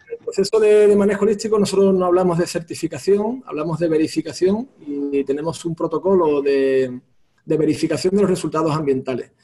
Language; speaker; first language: Spanish; native; Spanish